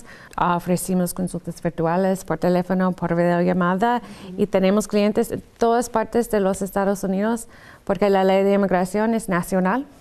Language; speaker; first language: Spanish; non-native, fluent; English